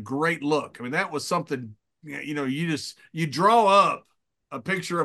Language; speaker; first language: English; native; English